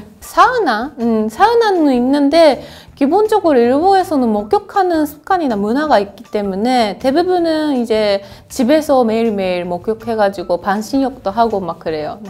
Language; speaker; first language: Korean; non-native, fluent; Japanese